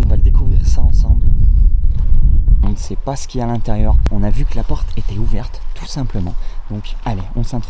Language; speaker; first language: French; native; French